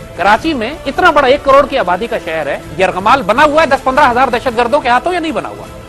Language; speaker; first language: Urdu; native; Urdu